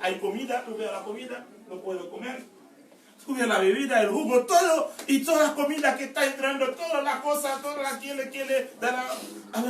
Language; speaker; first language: Spanish; non-native, learner; Haitian Creole